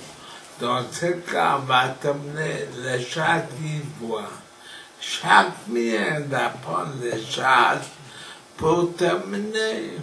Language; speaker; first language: French; non-native, fluent; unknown